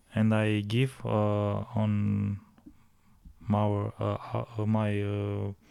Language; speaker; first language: English; non-native, learner; Romanian